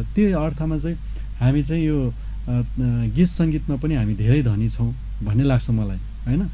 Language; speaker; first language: Nepali; non-native, local second language; Eastern Tamang